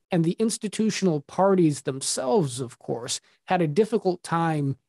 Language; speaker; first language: English; native; English